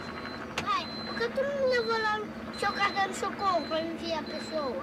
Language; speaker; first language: Portuguese; native; Portuguese